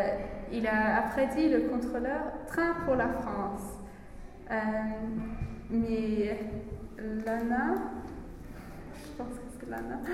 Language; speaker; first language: French; non-native, learner; English